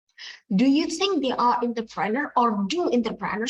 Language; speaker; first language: English; non-native, fluent; Indonesian